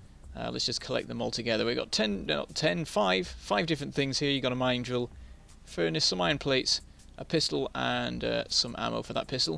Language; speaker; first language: English; native; English